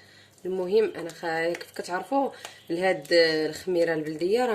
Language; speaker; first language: Arabic; native; Arabic